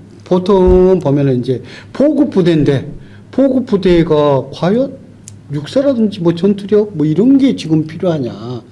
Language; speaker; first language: Korean; native; Korean